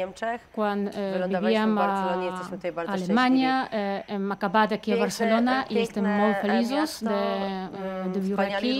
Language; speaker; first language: Catalan; non-native, learner; Polish